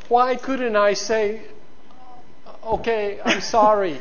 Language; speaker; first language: English; native; English